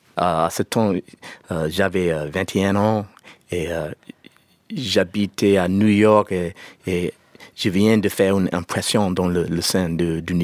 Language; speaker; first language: French; non-native, learner; English